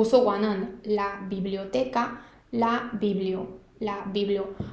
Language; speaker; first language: Spanish; non-native, fluent; Korean